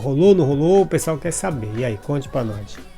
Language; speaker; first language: Portuguese; native; Portuguese